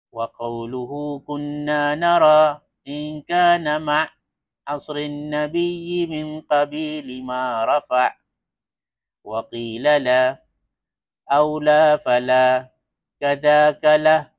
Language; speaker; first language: Arabic; non-native, fluent; Malay